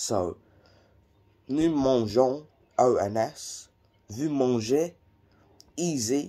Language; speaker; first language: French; non-native, learner; English